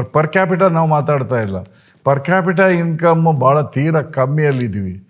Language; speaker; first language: Kannada; non-native, local second language; Konkani